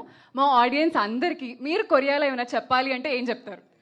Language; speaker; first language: Telugu; native; Telugu